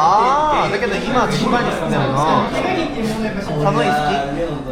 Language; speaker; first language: Japanese; non-native, learner; Korean